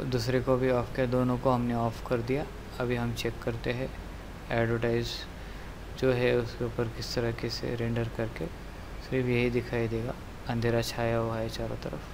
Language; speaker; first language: Hindi; non-native, local second language; Marathi